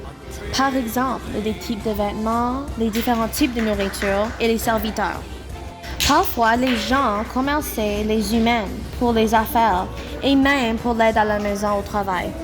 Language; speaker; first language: French; non-native, local second language; English